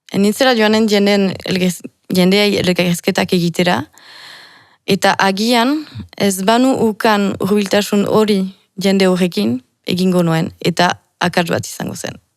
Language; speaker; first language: Basque; native; Basque